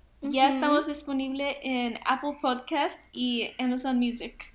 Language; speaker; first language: Spanish; early bilingual, heritage; Spanish